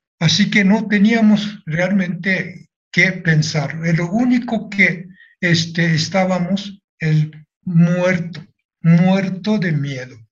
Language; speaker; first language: Spanish; non-native, fluent; Japanese